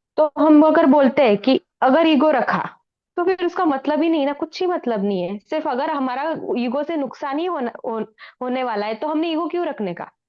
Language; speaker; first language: Hindi; non-native, local second language; Marathi